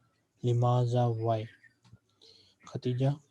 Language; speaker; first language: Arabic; non-native, fluent; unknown